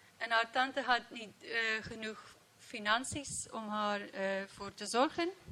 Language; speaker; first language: Dutch; non-native, learner; English